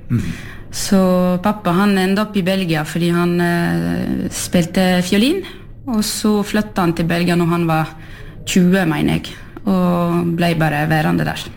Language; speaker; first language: Norwegian; non-native, fluent; French